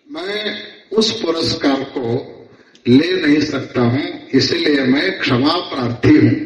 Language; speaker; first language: Hindi; non-native, local second language; Kannada